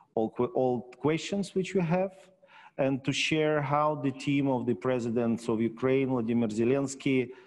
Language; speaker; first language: English; non-native, learner; Ukrainian